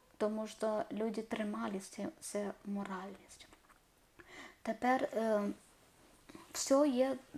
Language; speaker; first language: Ukrainian; non-native, learner; Malayalam